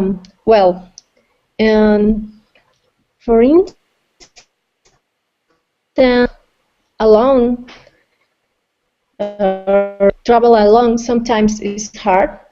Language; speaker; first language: English; non-native, fluent; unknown